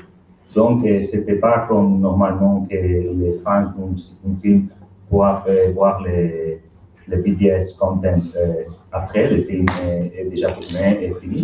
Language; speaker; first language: French; non-native, learner; Spanish